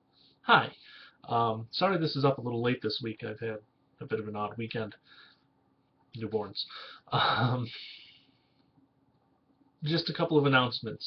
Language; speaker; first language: English; native; English